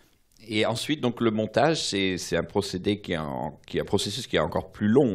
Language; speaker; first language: French; native; French